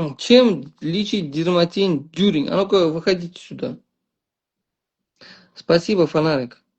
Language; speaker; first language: Russian; non-native, local second language; Uzbek